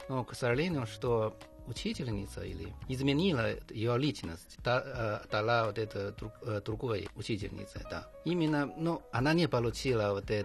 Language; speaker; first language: Russian; non-native, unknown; Chinese